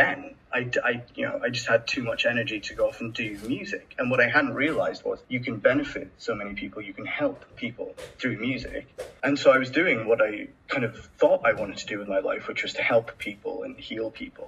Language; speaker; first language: English; native; English